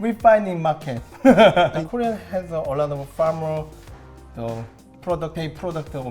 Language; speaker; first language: English; non-native, learner; Korean